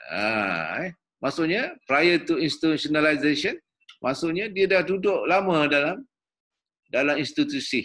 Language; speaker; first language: Malay; native; Malay